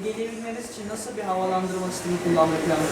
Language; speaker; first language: Turkish; native; Turkish